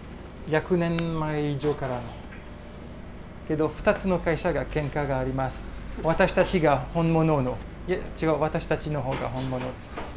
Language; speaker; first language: Japanese; non-native, learner; French